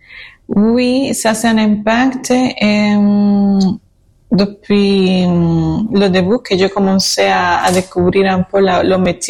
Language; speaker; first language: French; non-native, fluent; Spanish